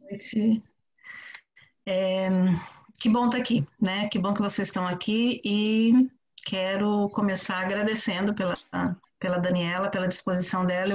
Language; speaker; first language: Portuguese; native; Portuguese